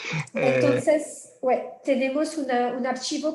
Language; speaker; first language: Spanish; non-native, fluent; French